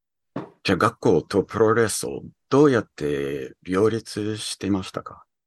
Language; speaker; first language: Japanese; early bilingual, heritage; English